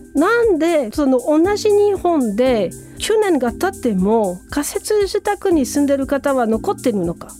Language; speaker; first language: Japanese; non-native, fluent; French